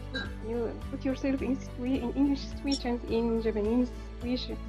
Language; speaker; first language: English; non-native, learner; Arabic